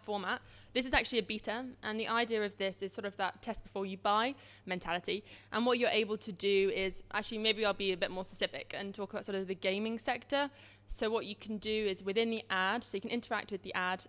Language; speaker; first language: English; native; English